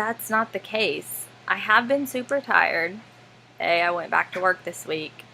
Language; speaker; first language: English; native; English